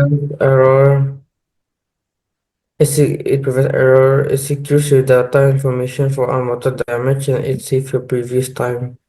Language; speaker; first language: English; non-native, learner; Indonesian